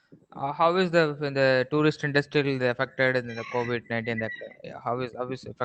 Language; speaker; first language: English; non-native, learner; Tamil